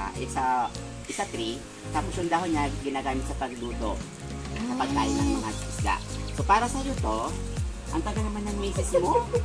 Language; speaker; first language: Filipino; non-native, local second language; Bikol